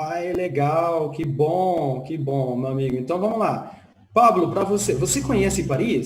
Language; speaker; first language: Portuguese; non-native, fluent; Spanish